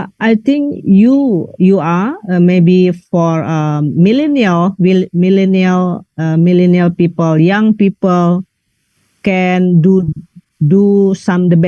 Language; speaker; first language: English; non-native, learner; Indonesian